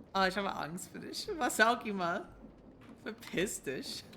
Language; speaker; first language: German; non-native, learner; English